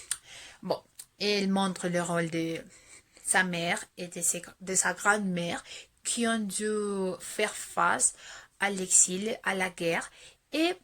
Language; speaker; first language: French; non-native, fluent; Spanish